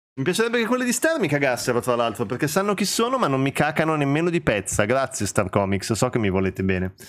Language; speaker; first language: Italian; early bilingual, other home language; Albanian